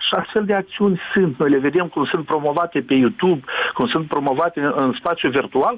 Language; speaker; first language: Romanian; native; Romanian